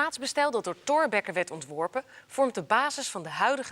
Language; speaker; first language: Dutch; native; Dutch